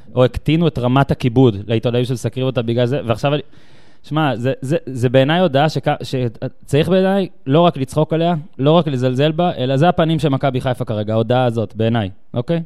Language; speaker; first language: Hebrew; native; Hebrew